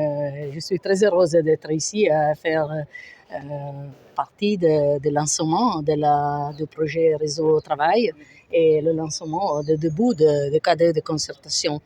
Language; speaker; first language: French; non-native, fluent; Italian